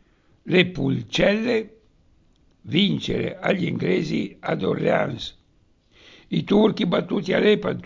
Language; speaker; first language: Italian; native; Italian